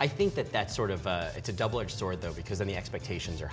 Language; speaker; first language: English; native; English